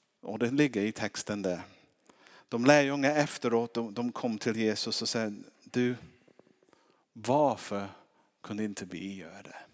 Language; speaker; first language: Swedish; non-native, fluent; English